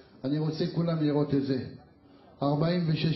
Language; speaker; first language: Hebrew; non-native, learner; French